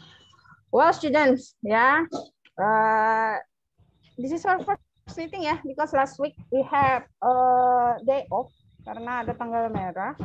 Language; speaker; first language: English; non-native, learner; Indonesian